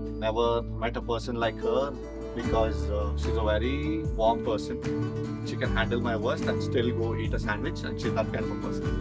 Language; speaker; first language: English; non-native, local second language; Telugu